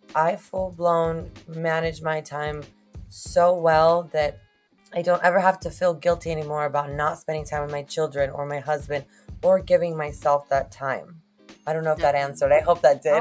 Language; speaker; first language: English; early bilingual, other home language; Spanish